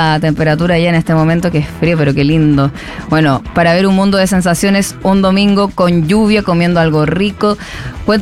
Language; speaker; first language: Spanish; native; Spanish